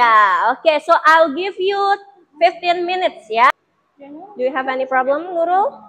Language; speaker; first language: English; non-native, fluent; Indonesian